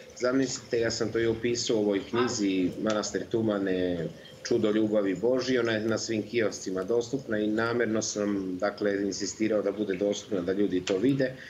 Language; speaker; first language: Serbian; native; Serbian